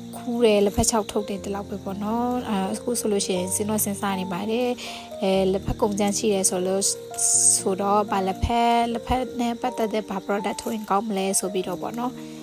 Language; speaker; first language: Burmese; non-native, local second language; Pa'o Karen